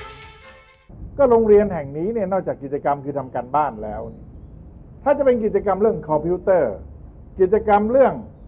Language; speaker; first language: Thai; native; Thai